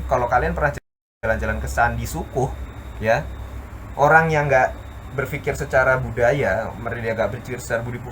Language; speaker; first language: Indonesian; native; Indonesian